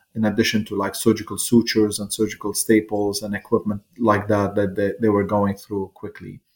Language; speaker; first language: English; non-native, fluent; Arabic